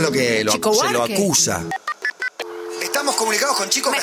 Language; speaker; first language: Spanish; native; Spanish